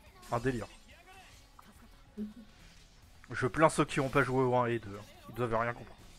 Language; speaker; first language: French; native; French